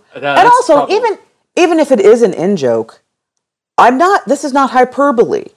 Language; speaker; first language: English; native; English